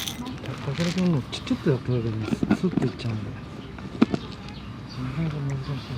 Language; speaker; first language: Japanese; native; Japanese